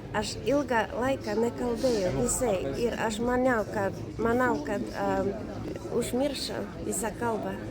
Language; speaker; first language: Lithuanian; non-native, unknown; Finnish